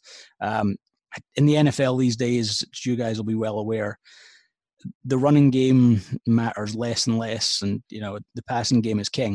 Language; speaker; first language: English; native; English